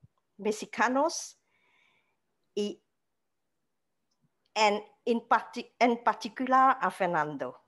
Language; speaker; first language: Spanish; non-native, learner; Khmer